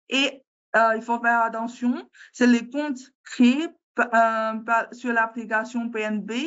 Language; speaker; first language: French; non-native, learner; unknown